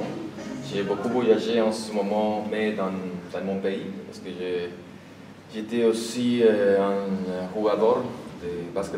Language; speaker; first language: French; non-native, fluent; Spanish